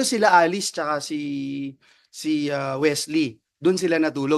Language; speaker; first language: Filipino; native; Filipino